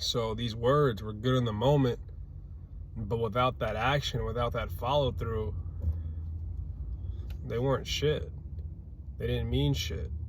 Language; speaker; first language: English; native; English